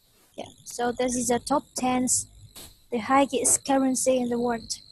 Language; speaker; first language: English; non-native, fluent; Vietnamese